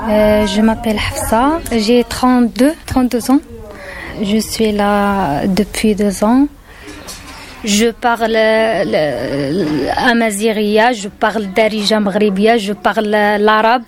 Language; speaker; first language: French; non-native, learner; Berber languages